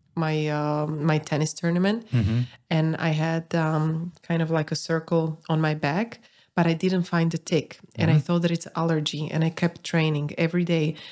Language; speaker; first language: English; non-native, fluent; Slovak